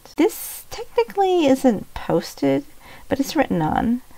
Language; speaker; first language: English; native; English